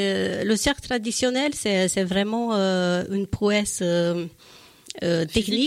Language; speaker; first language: French; native; French